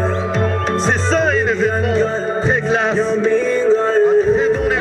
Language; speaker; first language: French; non-native, local second language; Rundi